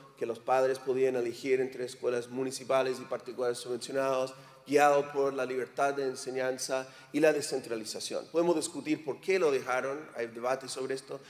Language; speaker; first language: Spanish; non-native, fluent; English